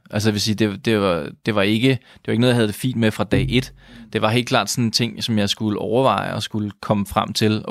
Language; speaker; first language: Danish; native; Danish